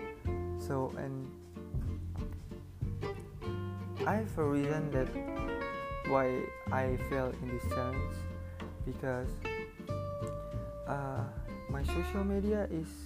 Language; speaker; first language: English; non-native, learner; Indonesian